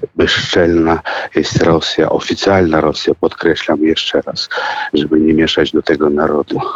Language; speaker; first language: Polish; early bilingual, heritage; Russian